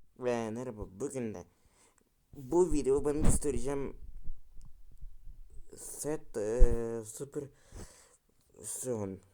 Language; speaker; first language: Turkish; non-native, learner; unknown